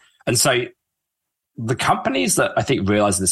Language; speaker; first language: English; native; English